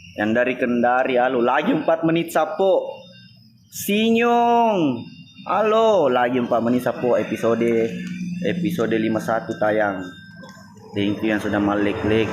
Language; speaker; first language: Indonesian; non-native, local second language; Buginese